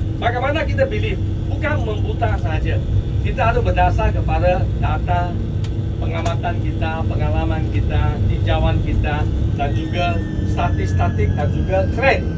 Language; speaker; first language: Malay; non-native, local second language; Chinese